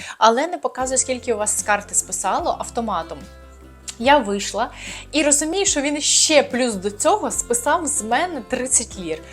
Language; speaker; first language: Ukrainian; non-native, local second language; Russian